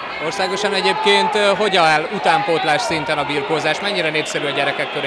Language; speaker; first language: Hungarian; native; Hungarian